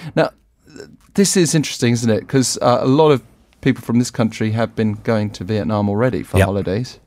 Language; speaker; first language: English; native; English